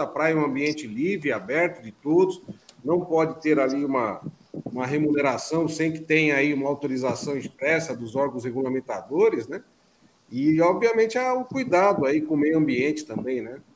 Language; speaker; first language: Portuguese; native; Portuguese